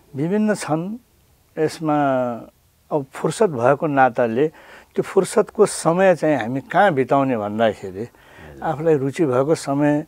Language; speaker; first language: Nepali; non-native, local second language; Newari